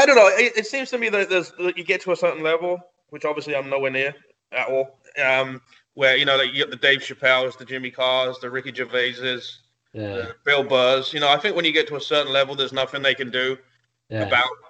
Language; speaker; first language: English; native; English